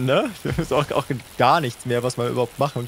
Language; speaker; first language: German; native; German